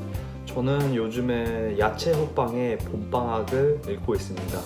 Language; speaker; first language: Korean; early bilingual, heritage; Korean